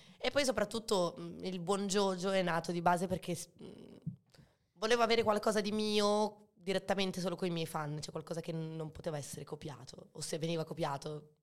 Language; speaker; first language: Italian; early bilingual, other home language; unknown